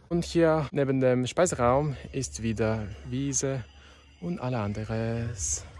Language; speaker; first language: German; non-native, learner; Serbian